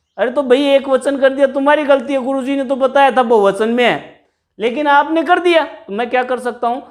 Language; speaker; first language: Hindi; native; Hindi